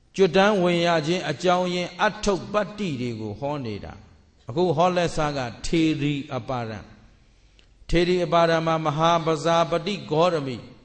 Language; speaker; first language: Burmese; native; Burmese